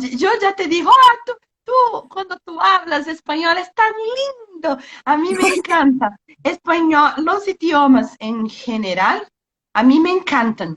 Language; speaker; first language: Spanish; non-native, learner; Portuguese